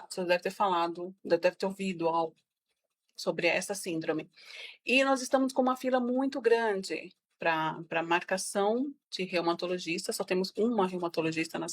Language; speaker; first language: Portuguese; native; Portuguese